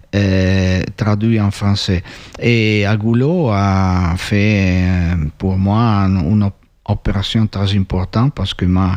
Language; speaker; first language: French; non-native, fluent; Italian